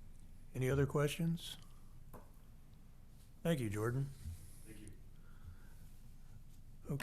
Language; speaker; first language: English; native; English